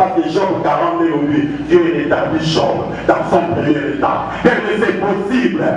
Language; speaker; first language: French; non-native, local second language; Lingala